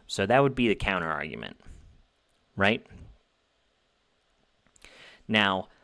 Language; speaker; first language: English; native; English